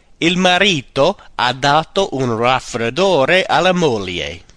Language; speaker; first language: Italian; non-native, fluent; English